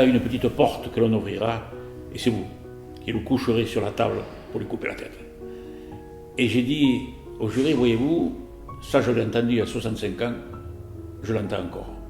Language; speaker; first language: French; native; French